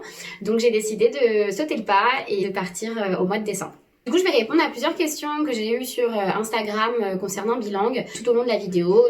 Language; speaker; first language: French; native; French